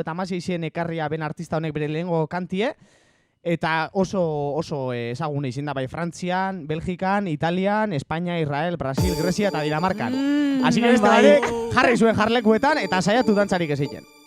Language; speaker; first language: Basque; native; Basque